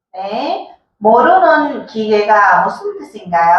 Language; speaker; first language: Korean; non-native, fluent; Nepali